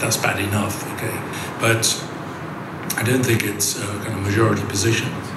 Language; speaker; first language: English; native; English